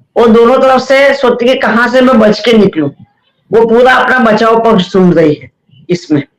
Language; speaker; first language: Hindi; native; Hindi